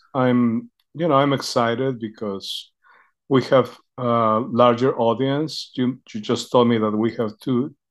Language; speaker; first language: English; non-native, fluent; Spanish